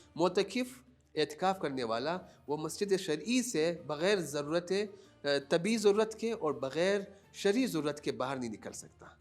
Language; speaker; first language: Urdu; non-native, local second language; Pashto